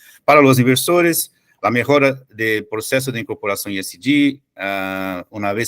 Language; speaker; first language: Spanish; non-native, fluent; Portuguese